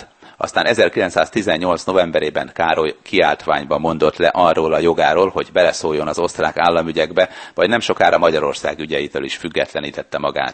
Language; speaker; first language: Hungarian; native; Hungarian